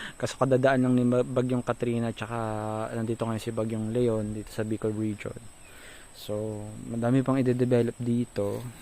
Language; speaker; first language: Filipino; non-native, local second language; Bikol